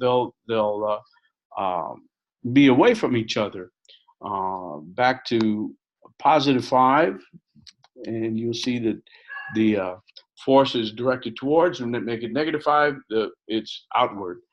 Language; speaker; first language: English; native; English